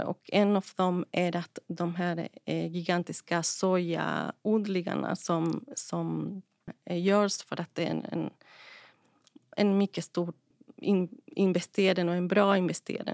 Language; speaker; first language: Swedish; non-native, fluent; Spanish